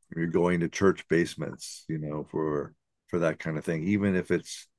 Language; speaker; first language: English; native; English